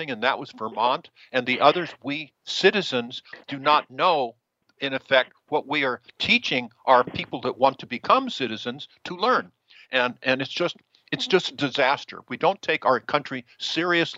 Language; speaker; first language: English; native; English